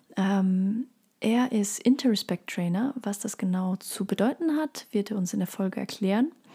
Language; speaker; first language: German; early bilingual, other home language; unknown